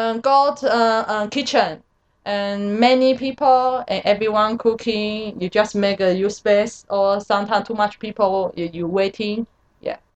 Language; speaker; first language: English; non-native, learner; Chinese